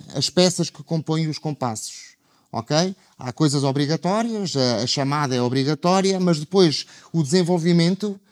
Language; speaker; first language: Portuguese; native; Portuguese